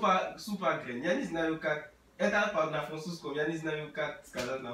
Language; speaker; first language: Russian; non-native, learner; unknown